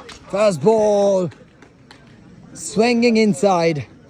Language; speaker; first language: English; non-native, local second language; Malayalam